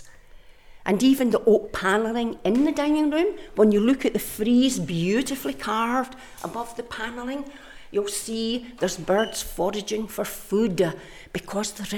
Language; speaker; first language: English; native; English